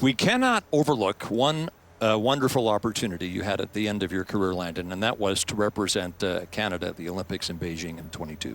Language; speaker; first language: English; native; English